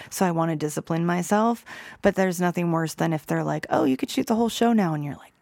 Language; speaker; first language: English; native; English